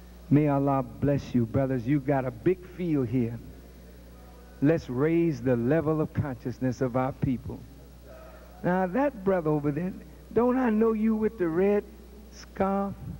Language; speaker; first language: English; native; English